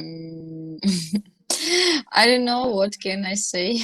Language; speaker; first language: English; non-native, learner; Russian